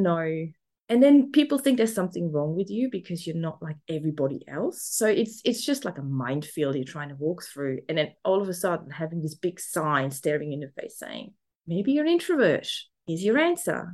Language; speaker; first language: English; non-native, fluent; German